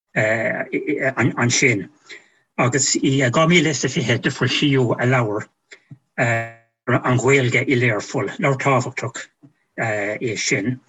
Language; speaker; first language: Irish; native; Irish